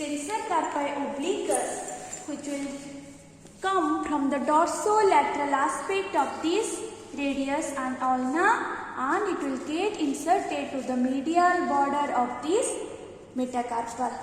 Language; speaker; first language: English; non-native, local second language; Hindi